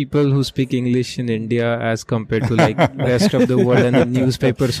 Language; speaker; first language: English; non-native, local second language; Marathi